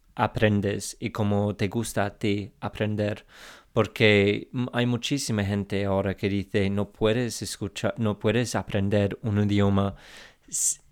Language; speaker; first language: Spanish; non-native, fluent; English